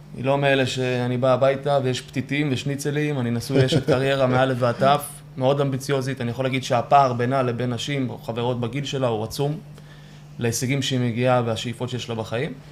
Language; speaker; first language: Hebrew; early bilingual, other home language; Russian